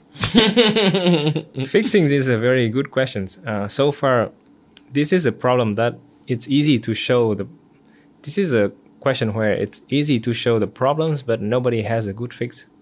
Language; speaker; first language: English; non-native, fluent; Vietnamese